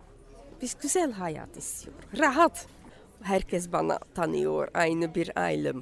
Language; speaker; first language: Turkish; non-native, learner; Dutch